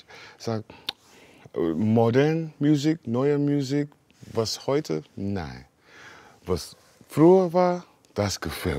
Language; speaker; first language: German; non-native, learner; English